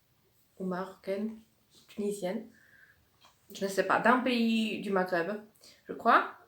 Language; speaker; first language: French; non-native, fluent; Polish